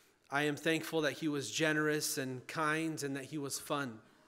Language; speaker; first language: English; early bilingual, other home language; Ukrainian